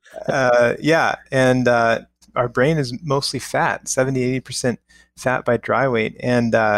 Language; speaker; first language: English; native; English